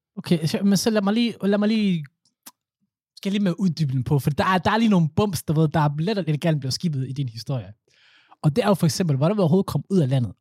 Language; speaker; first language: Danish; early bilingual, other home language; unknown